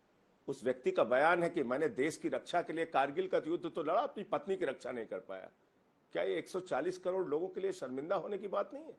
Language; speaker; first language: Hindi; native; Hindi